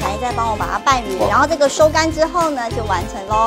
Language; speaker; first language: Chinese; native; Chinese